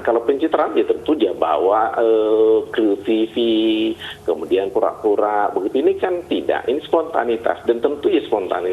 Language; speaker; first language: Indonesian; native; Indonesian